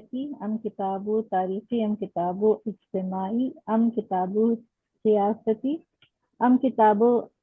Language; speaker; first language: Arabic; non-native, learner; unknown